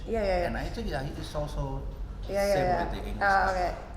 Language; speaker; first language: English; non-native, fluent; Indonesian